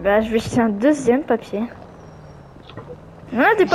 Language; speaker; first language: French; native; French